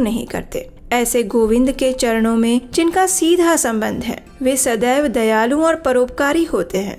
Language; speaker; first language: Hindi; native; Hindi